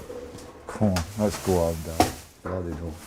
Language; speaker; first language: English; native; English